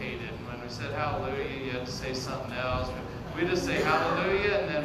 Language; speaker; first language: English; native; English